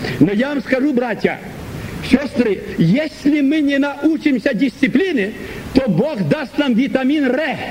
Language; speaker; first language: Russian; native; Russian